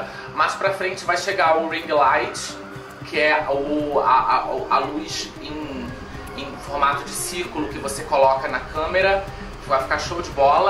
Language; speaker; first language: Portuguese; native; Portuguese